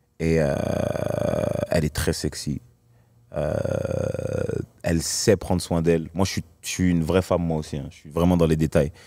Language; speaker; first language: French; native; French